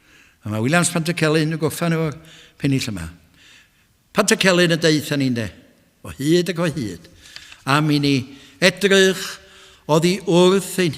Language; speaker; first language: Welsh; native; Welsh